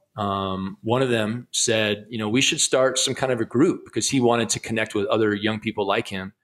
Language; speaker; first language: English; native; English